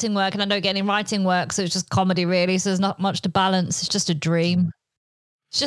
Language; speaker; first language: English; non-native, local second language; Polish